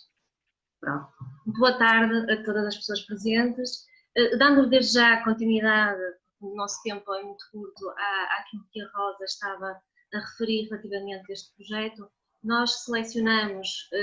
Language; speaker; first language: Portuguese; native; Portuguese